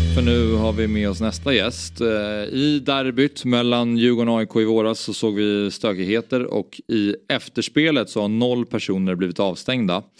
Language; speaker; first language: Swedish; native; Swedish